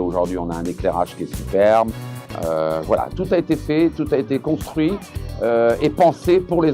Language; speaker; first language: French; native; French